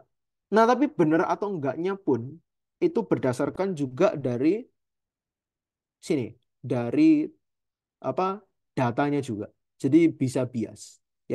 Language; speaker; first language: Indonesian; native; Indonesian